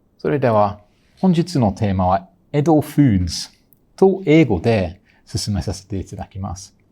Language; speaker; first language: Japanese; non-native, fluent; English